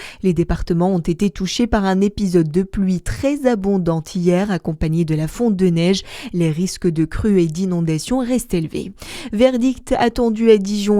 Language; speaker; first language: French; native; French